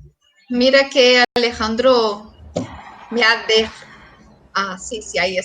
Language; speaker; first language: Spanish; non-native, fluent; Portuguese